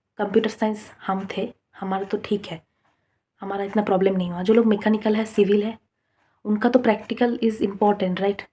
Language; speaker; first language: Hindi; non-native, local second language; Bangla